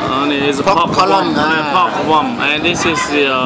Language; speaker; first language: English; non-native, learner; Khmer